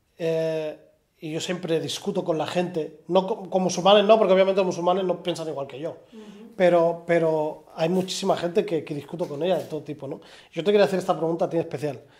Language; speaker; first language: Spanish; early bilingual, other home language; Arabic